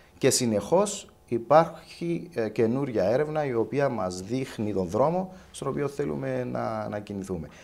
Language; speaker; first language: Greek; native; Greek